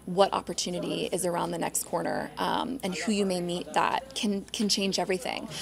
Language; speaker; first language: English; native; English